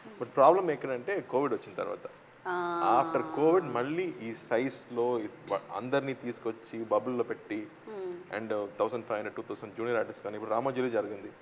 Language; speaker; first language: Telugu; non-native, local second language; Tamil